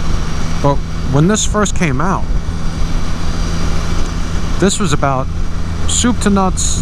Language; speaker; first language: English; native; English